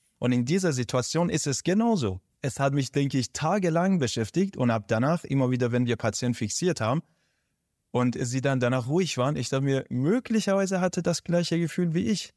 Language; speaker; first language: German; non-native, fluent; Persian